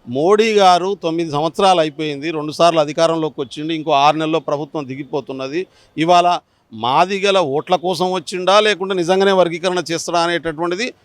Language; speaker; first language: Telugu; non-native, local second language; Lambadi